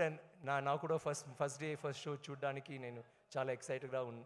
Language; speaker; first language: Telugu; non-native, learner; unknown